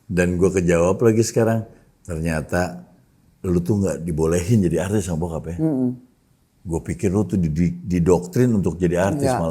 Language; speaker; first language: Indonesian; native; Indonesian